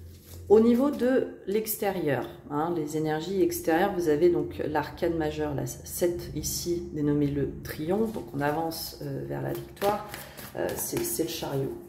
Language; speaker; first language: French; native; French